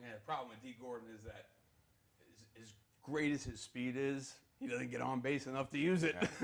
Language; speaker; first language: English; native; English